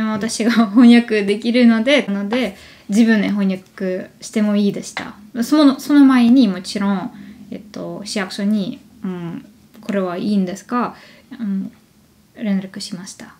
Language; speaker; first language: Japanese; non-native, learner; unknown